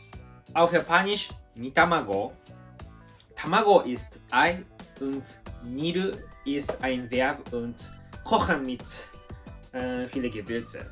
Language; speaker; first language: German; non-native, learner; Japanese